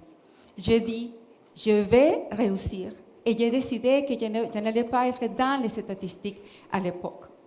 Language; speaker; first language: French; non-native, fluent; Spanish